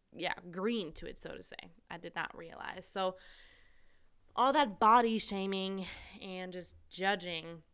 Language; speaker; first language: English; non-native, fluent; German